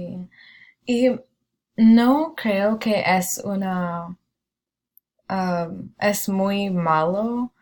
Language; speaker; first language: Spanish; non-native, learner; English